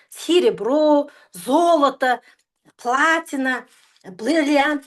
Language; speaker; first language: Russian; non-native, local second language; Kazakh